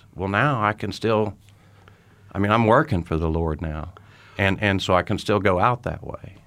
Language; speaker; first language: English; native; English